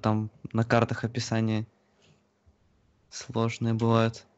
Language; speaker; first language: Russian; native; Russian